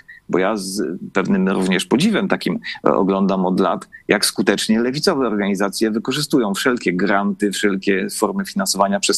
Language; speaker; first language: Polish; native; Polish